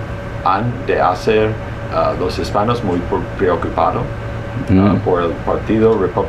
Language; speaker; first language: Spanish; early bilingual, heritage; Spanish